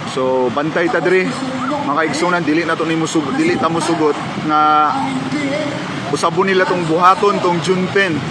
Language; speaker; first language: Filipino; non-native, local second language; Cebuano